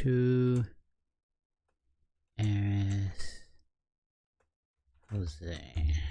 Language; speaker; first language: Spanish; non-native, learner; English